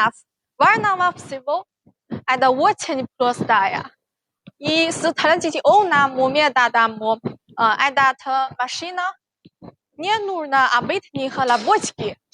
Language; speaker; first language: Russian; non-native, learner; Chinese